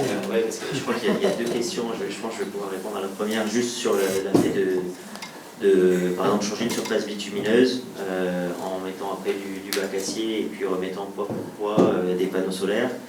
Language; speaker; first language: French; native; French